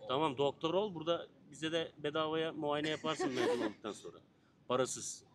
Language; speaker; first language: Turkish; native; Turkish